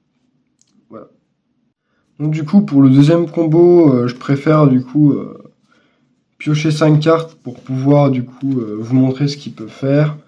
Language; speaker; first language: French; native; French